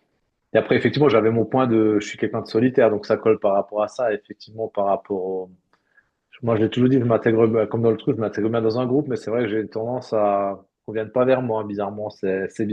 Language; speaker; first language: French; native; French